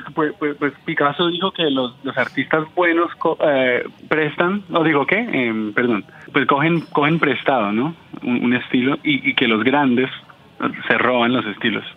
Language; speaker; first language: Spanish; early bilingual, heritage; Spanish